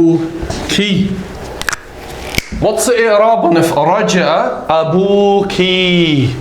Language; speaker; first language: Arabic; non-native, fluent; English